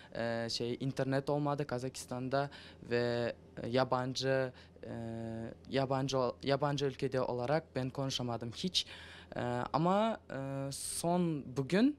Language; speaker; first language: Turkish; non-native, learner; Kazakh